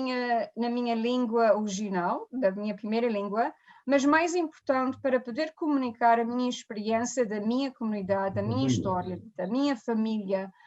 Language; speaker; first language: Portuguese; early bilingual, heritage; Portuguese